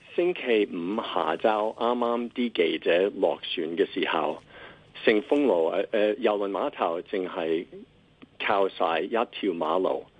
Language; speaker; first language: Cantonese; non-native, fluent; English